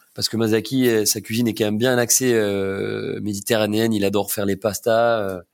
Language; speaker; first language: French; native; French